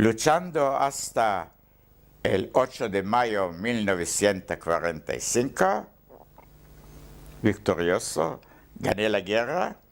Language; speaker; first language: Spanish; non-native, learner; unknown